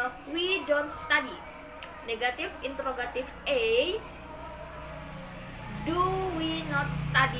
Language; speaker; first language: English; non-native, learner; Indonesian